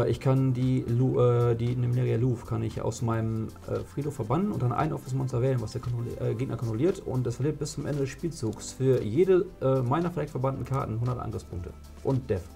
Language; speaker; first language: German; native; German